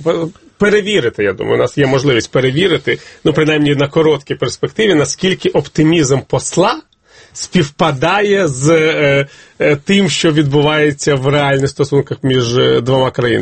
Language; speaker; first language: Ukrainian; native; Ukrainian